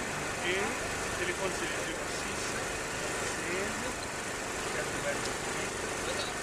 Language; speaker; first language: French; non-native, fluent; Arabic